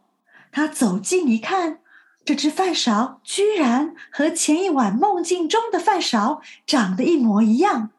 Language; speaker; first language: Chinese; native; Chinese